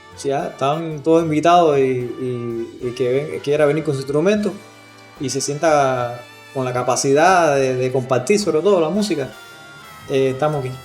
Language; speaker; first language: Spanish; native; Spanish